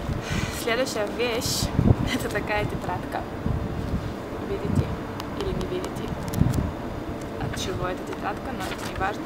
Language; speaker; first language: Russian; early bilingual, heritage; Russian